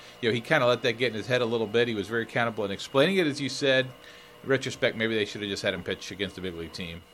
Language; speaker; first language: English; native; English